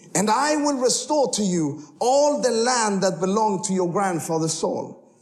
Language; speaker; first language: English; early bilingual, heritage; Spanish